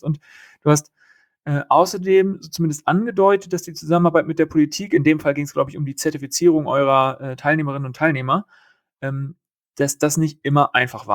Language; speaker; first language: German; native; German